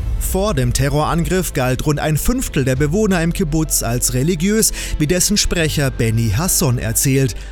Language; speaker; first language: German; native; German